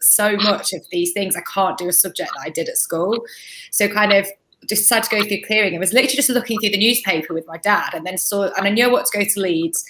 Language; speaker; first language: English; native; English